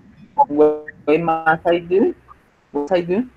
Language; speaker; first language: English; non-native, learner; Spanish